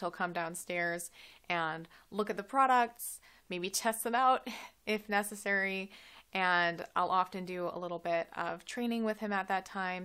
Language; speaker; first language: English; native; English